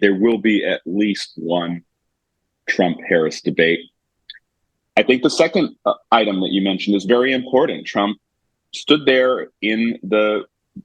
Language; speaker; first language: English; native; English